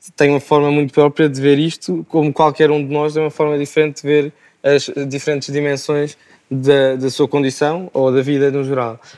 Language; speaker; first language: Portuguese; native; Portuguese